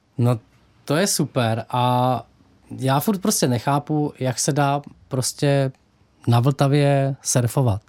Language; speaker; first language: Czech; native; Czech